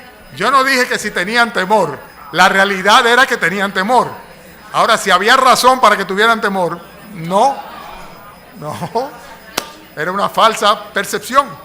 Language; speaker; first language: Spanish; native; Spanish